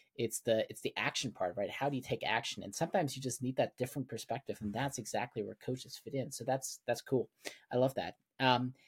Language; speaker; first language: English; non-native, fluent; German